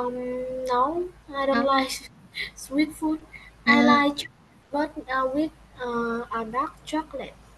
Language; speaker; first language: English; non-native, learner; Vietnamese